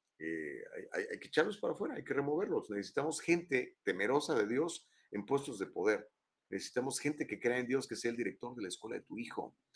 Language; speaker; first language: Spanish; native; Spanish